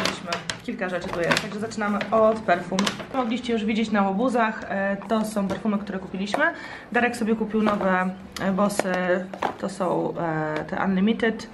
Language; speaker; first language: Polish; native; Polish